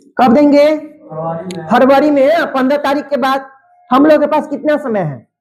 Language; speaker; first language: Hindi; native; Hindi